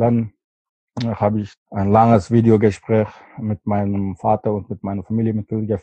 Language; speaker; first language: German; non-native, fluent; Uyghur